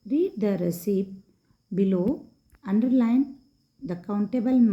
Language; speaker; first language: English; non-native, local second language; Kannada